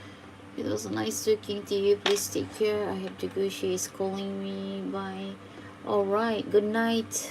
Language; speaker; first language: English; non-native, fluent; Filipino